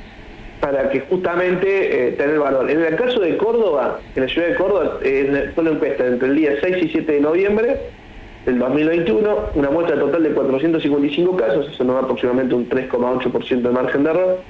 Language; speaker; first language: Spanish; native; Spanish